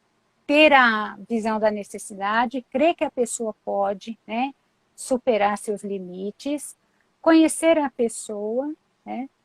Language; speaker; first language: Portuguese; native; Portuguese